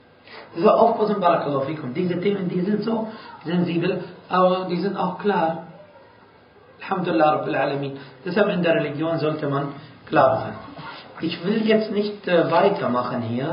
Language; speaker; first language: German; non-native, fluent; Arabic